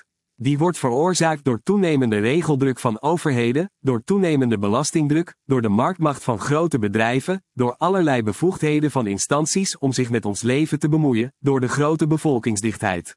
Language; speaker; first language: Dutch; native; Dutch